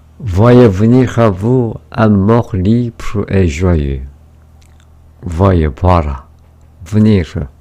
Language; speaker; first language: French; non-native, fluent; Korean